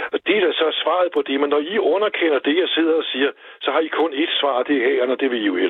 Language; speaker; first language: Danish; native; Danish